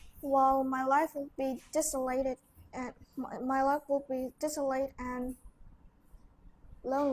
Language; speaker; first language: English; non-native, learner; Vietnamese